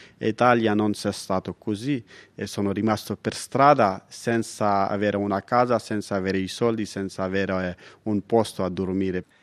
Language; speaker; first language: Italian; non-native, fluent; Pashto